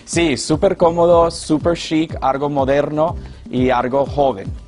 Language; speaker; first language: Spanish; early bilingual, heritage; Spanish